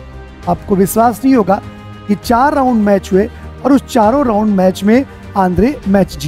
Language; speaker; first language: Hindi; native; Hindi